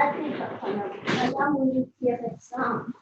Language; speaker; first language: Russian; early bilingual, heritage; Russian